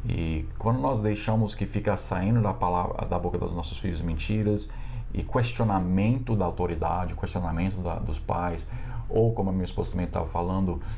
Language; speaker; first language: Portuguese; non-native, fluent; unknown